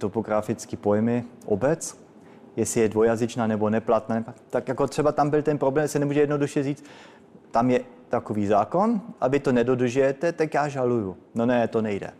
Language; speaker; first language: Czech; early bilingual, heritage; Czech